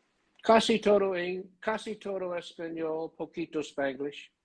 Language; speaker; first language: Spanish; non-native, learner; English